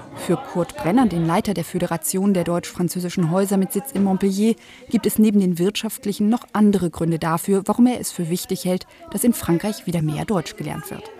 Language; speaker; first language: German; native; German